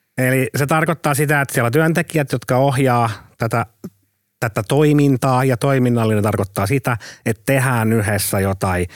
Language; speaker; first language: Finnish; native; Finnish